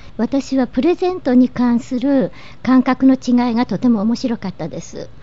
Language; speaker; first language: Japanese; native; Japanese